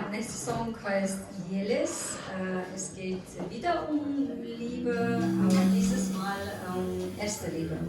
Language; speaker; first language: German; non-native, fluent; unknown